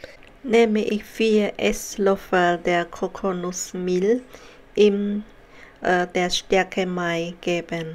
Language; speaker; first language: German; non-native, learner; Khmer